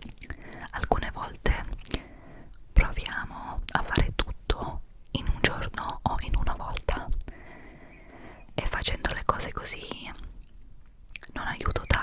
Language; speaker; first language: Italian; non-native, fluent; English